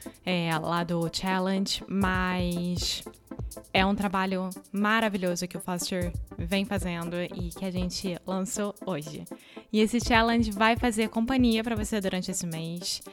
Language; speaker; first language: Portuguese; native; Portuguese